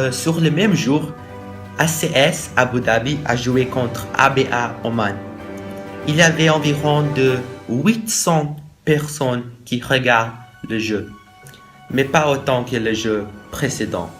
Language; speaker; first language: French; non-native, learner; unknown